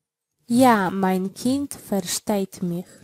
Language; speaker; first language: German; non-native, fluent; Polish